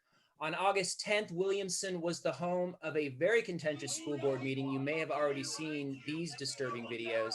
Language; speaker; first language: English; native; English